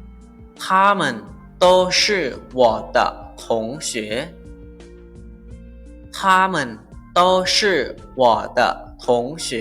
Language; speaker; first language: Chinese; non-native, fluent; Lao